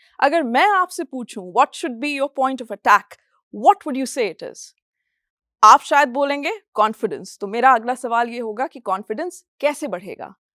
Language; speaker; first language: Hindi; non-native, fluent; English